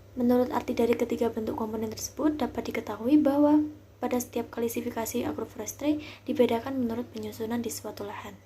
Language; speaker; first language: Indonesian; native; Indonesian